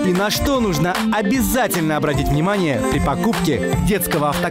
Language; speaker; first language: Russian; native; Russian